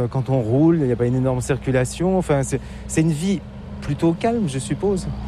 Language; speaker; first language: French; native; French